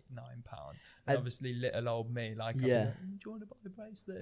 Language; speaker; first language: English; native; English